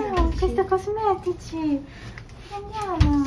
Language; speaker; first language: Italian; non-native, learner; Japanese